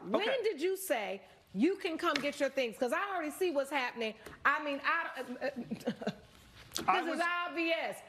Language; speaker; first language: English; native; English